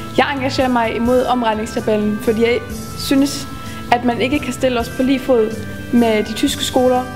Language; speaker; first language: Danish; non-native, local second language; German